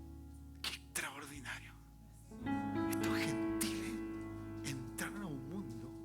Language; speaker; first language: Spanish; native; Spanish